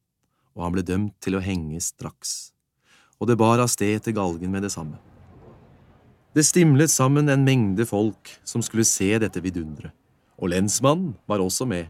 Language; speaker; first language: Norwegian; native; Norwegian